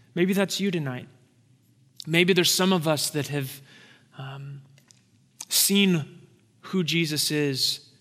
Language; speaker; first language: English; native; English